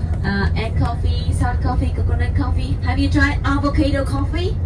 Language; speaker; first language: English; non-native, learner; Vietnamese